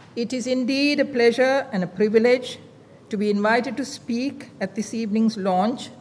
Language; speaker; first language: English; non-native, local second language; Sinhala